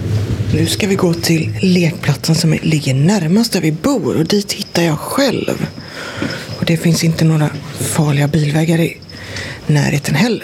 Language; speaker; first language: Swedish; native; Swedish